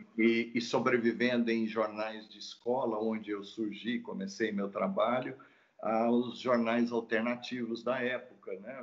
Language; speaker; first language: Portuguese; native; Portuguese